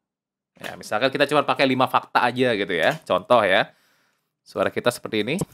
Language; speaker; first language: Indonesian; native; Indonesian